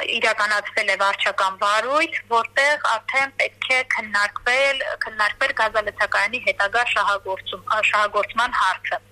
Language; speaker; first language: Armenian; native; Armenian